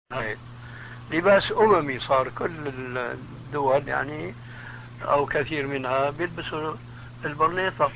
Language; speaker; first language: Arabic; early bilingual, other home language; Albanian